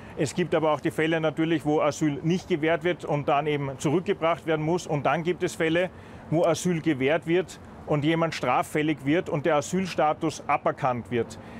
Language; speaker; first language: German; native; German